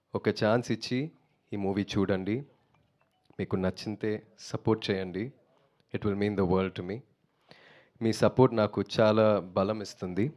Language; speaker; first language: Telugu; non-native, learner; Tamil